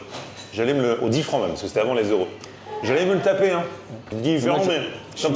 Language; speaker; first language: French; native; French